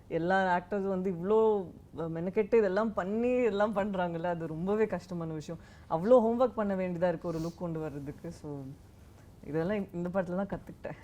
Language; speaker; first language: Tamil; non-native, local second language; Badaga